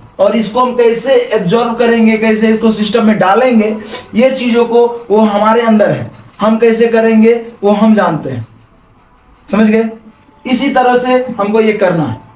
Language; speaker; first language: Hindi; native; Hindi